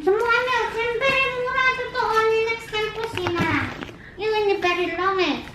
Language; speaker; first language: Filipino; non-native, learner; Indonesian